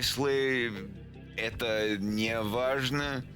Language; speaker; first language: Russian; non-native, learner; English